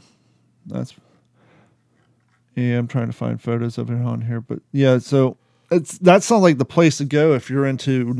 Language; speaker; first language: English; native; English